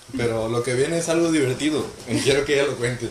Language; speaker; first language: Spanish; native; Spanish